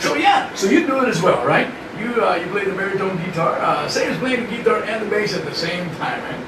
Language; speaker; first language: English; early bilingual, other home language; Spanish